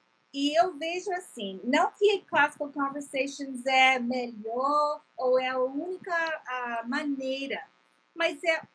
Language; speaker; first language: Portuguese; non-native, fluent; English